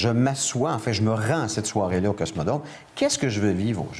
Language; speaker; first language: French; native; French